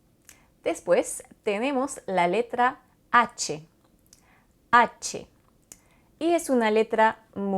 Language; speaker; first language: Spanish; non-native, fluent; French